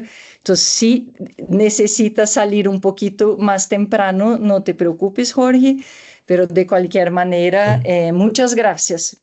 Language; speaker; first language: Spanish; non-native, fluent; Portuguese